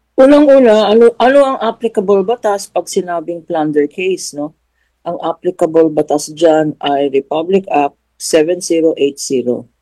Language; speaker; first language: Filipino; native; Filipino